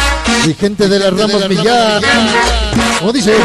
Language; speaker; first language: Spanish; native; Spanish